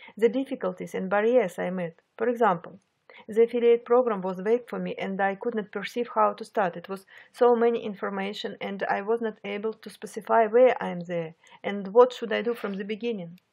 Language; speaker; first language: English; non-native, fluent; Russian